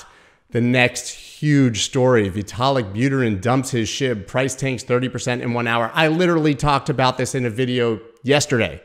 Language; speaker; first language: English; native; English